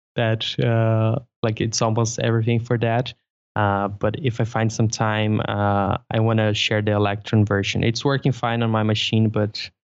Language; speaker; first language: English; non-native, fluent; Portuguese